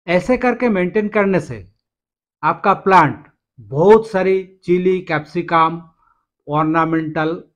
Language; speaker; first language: Hindi; non-native, local second language; Bangla